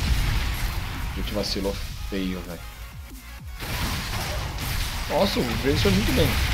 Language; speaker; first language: Portuguese; native; Portuguese